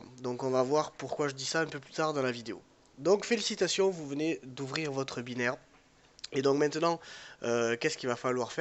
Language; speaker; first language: French; native; French